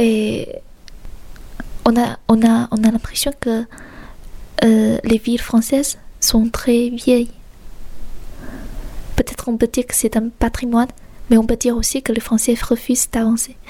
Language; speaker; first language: French; non-native, fluent; Chinese